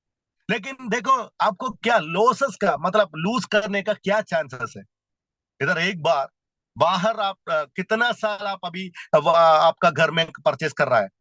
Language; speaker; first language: Hindi; non-native, local second language; Malayalam